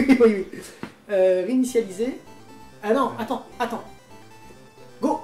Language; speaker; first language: French; native; French